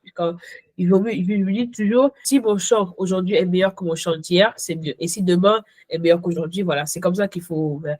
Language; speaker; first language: French; early bilingual, other home language; Ghomala